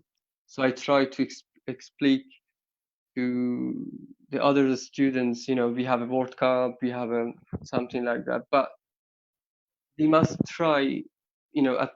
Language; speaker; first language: English; non-native, learner; Persian